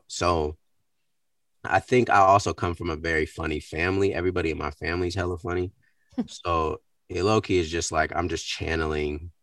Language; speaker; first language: English; native; English